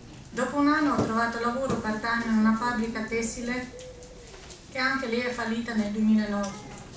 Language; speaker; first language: Italian; non-native, fluent; Albanian